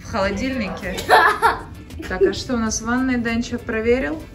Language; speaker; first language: Russian; native; Russian